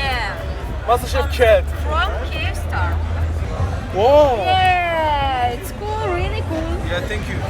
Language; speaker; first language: English; non-native, learner; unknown